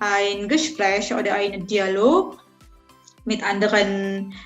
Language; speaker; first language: German; non-native, fluent; Indonesian